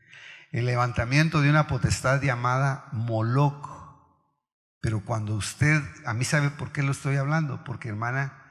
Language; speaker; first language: Spanish; native; Spanish